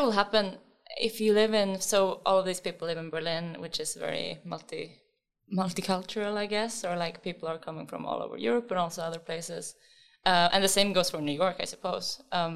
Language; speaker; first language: English; non-native, fluent; Swedish